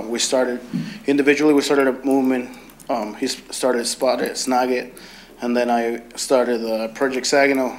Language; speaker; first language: English; early bilingual, other home language; Spanish